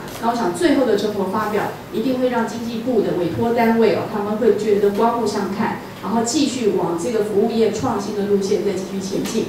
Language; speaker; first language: Chinese; native; Chinese